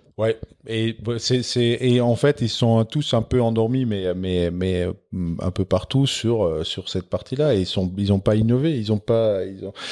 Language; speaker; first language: French; non-native, local second language; Dutch